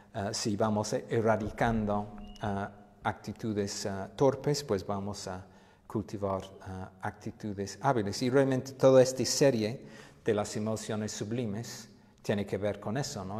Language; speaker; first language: Spanish; non-native, fluent; English